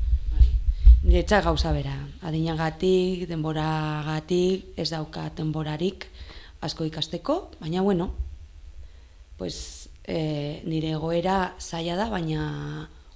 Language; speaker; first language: Basque; non-native, local second language; Spanish